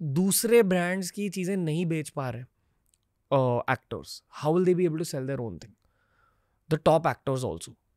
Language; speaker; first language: Hindi; native; Hindi